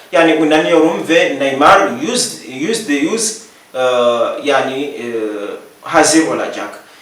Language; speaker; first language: Turkish; non-native, learner; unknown